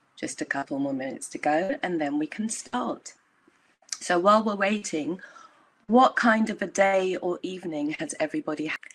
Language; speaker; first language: English; native; English